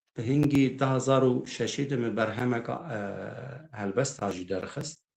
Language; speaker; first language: Kurdish; native; Kurdish